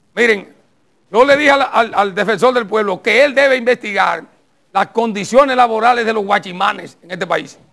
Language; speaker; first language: Spanish; native; Spanish